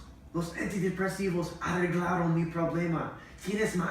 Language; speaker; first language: Spanish; non-native, learner; English